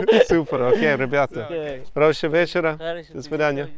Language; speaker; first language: Russian; non-native, learner; English